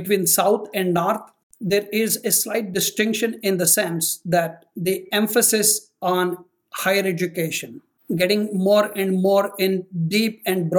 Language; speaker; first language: English; non-native, local second language; Telugu